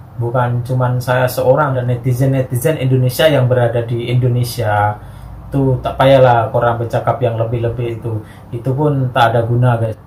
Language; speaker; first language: Indonesian; native; Indonesian